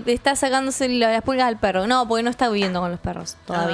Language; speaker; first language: Spanish; native; Spanish